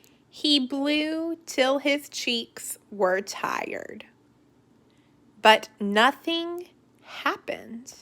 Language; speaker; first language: English; native; English